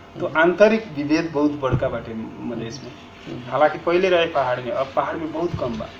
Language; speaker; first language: Bhojpuri; non-native, local second language; Nepali